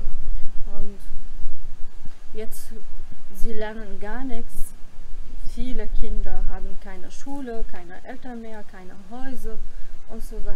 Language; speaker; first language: German; non-native, learner; Arabic